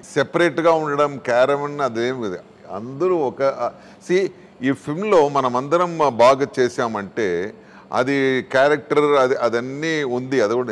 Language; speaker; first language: Telugu; non-native, fluent; Tamil